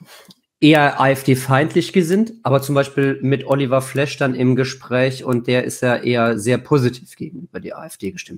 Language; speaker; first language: German; native; German